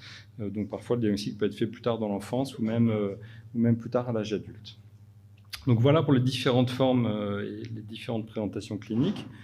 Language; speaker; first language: French; native; French